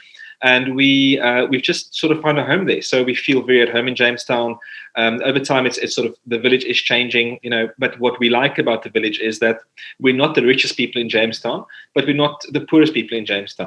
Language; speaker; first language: English; non-native, local second language; Afrikaans